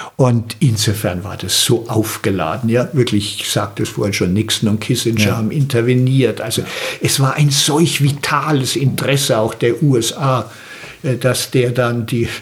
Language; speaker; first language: German; native; German